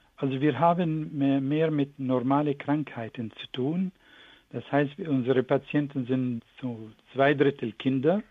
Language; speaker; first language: German; non-native, fluent; Arabic